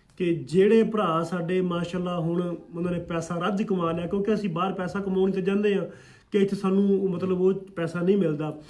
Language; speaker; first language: Punjabi; native; Punjabi